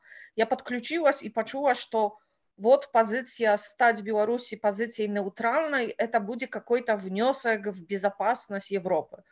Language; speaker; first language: Russian; non-native, fluent; Polish